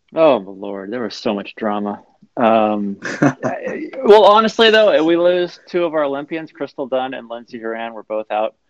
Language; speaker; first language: English; native; English